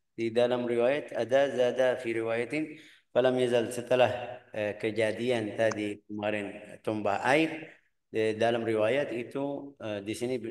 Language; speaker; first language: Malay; non-native, fluent; Arabic